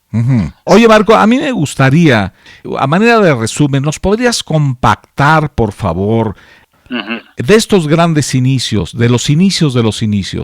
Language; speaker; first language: Spanish; native; Spanish